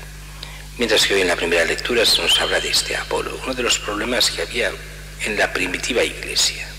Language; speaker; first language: Spanish; native; Spanish